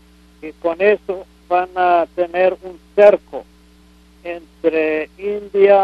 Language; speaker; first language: Spanish; non-native, fluent; English